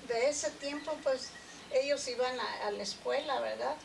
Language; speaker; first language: Spanish; early bilingual, other home language; English